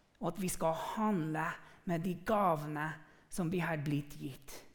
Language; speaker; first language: Norwegian; non-native, fluent; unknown